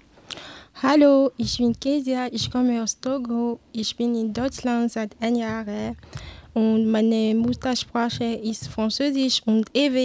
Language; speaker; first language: German; non-native, learner; Ewe